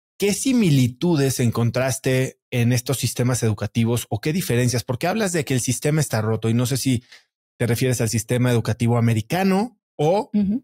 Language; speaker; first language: Spanish; native; Spanish